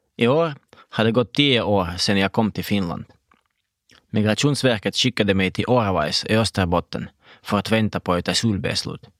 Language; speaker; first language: Swedish; non-native, fluent; Russian